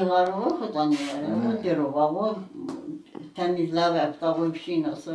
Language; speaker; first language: Greek; early bilingual, heritage; Greek